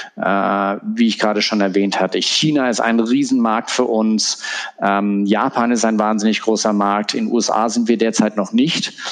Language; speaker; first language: German; native; German